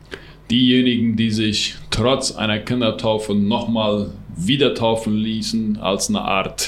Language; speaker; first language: German; non-native, local second language; Plautdietsch